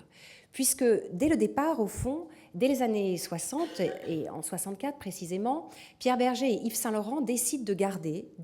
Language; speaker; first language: French; native; French